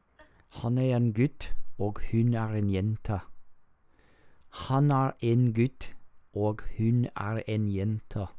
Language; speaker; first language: Norwegian; non-native, learner; English